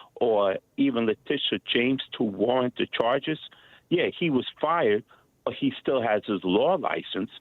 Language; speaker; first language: English; native; English